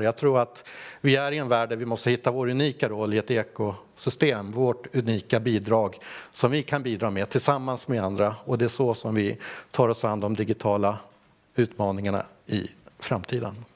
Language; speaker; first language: Swedish; native; Swedish